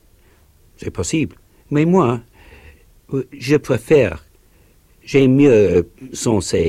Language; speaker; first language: French; non-native, learner; English